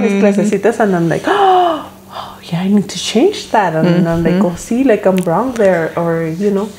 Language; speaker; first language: English; early bilingual, other home language; Spanish